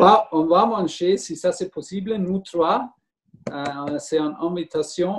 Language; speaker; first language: French; non-native, learner; German